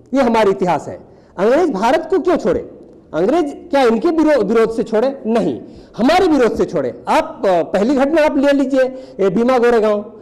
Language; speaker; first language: Hindi; native; Hindi